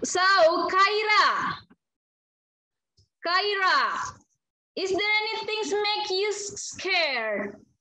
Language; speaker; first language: English; non-native, fluent; Indonesian